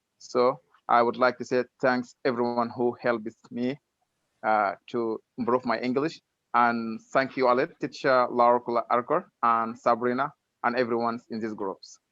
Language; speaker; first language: English; non-native, learner; Arabic